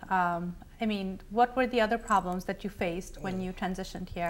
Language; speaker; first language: English; early bilingual, other home language; Bangla